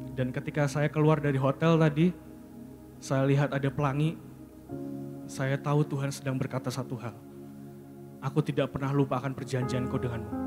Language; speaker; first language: Indonesian; native; Indonesian